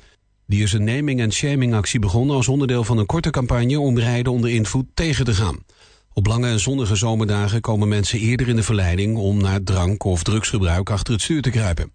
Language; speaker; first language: Dutch; native; Dutch